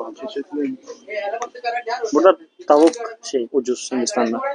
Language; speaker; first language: Turkish; non-native, fluent; Hindi